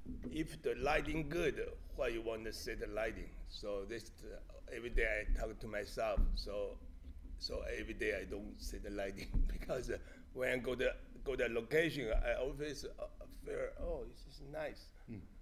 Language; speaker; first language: English; non-native, learner; Chinese